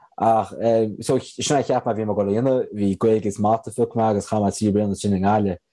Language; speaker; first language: Irish; native; Irish